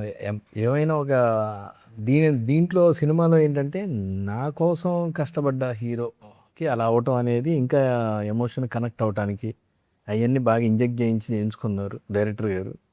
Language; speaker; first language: Telugu; native; Telugu